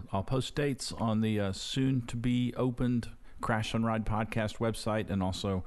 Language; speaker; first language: English; native; English